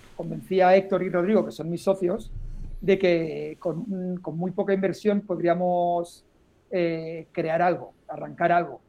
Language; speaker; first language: Spanish; native; Spanish